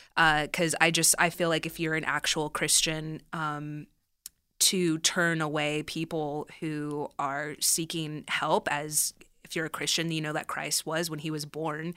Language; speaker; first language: English; early bilingual, other home language; Spanish